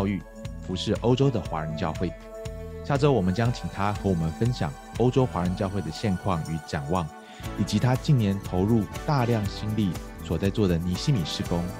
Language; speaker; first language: Chinese; native; Chinese